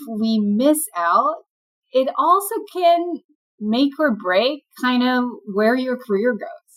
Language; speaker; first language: English; non-native, local second language; Filipino